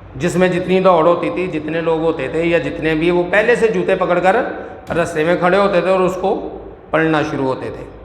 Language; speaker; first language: Urdu; non-native, local second language; Punjabi